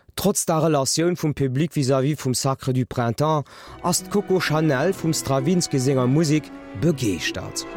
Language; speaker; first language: Luxembourgish; native; Luxembourgish